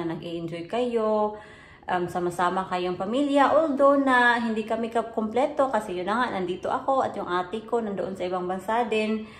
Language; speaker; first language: Filipino; non-native, local second language; Cebuano